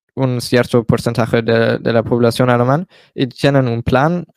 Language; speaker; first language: Spanish; non-native, learner; German